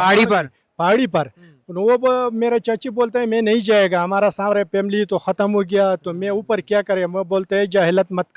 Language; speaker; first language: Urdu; non-native, local second language; Pashto